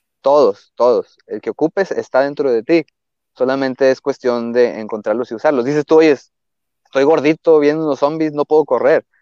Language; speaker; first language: Spanish; native; Spanish